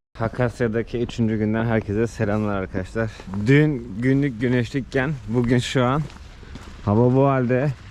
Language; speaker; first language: Turkish; native; Turkish